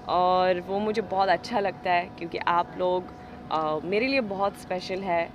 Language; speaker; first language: Hindi; non-native, fluent; Swedish